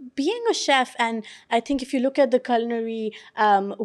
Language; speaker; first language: English; non-native, local second language; Urdu